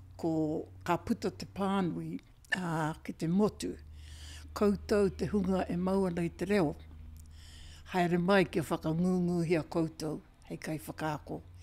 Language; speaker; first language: Māori; native; Māori